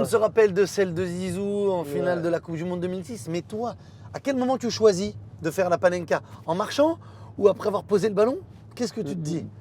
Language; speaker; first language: French; native; French